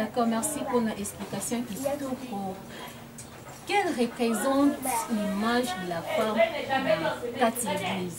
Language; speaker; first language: French; non-native, local second language; Lingala